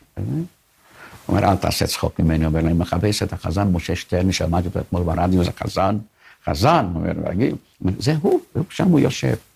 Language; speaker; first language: Hebrew; non-native, fluent; Hungarian